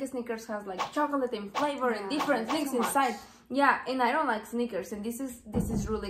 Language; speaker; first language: English; non-native, fluent; Spanish